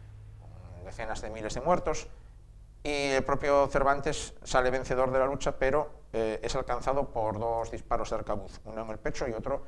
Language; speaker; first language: Spanish; native; Spanish